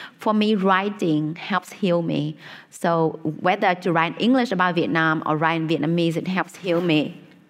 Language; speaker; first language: English; non-native, fluent; Vietnamese